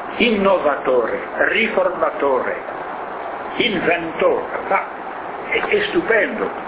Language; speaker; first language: Italian; non-native, fluent; Arabic